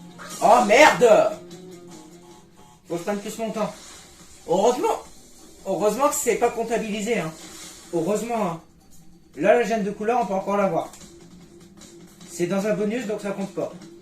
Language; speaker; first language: French; native; French